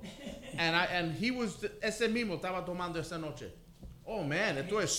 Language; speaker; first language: Spanish; early bilingual, heritage; English